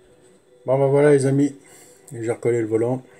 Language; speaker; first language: French; native; French